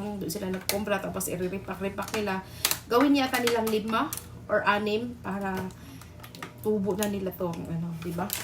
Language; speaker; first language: Filipino; non-native, local second language; Cebuano